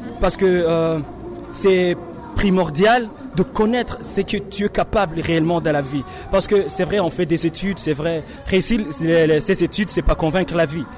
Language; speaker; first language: French; non-native, local second language; Rundi